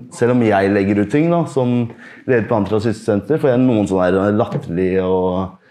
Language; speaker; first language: Norwegian; early bilingual, other home language; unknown